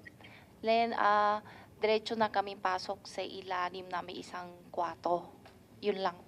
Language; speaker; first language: Filipino; non-native, learner; Chinese